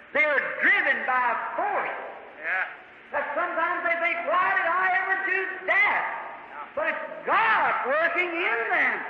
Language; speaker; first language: English; native; English